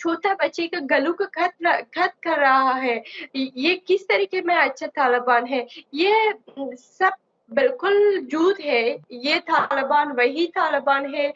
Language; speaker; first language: Hindi; non-native, learner; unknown